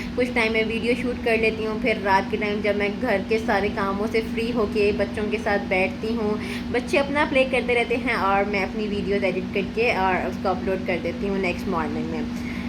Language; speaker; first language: Urdu; native; Urdu